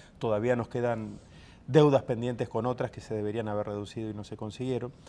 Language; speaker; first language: Spanish; native; Spanish